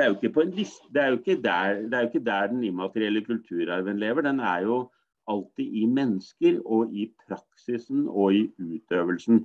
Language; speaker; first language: Norwegian; native; Norwegian